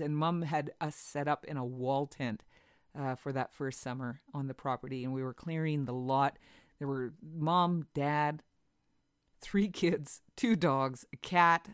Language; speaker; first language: English; native; English